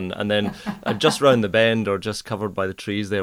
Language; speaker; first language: English; native; English